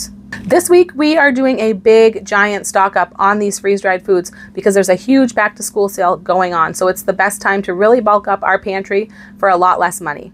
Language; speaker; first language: English; native; English